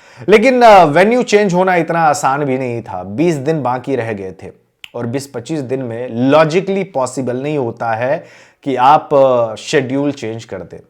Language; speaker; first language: Hindi; native; Hindi